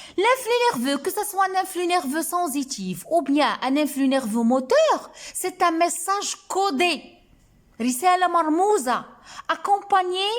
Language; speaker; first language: French; non-native, local second language; Arabic